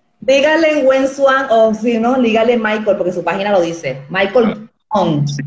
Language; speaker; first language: Spanish; native; Spanish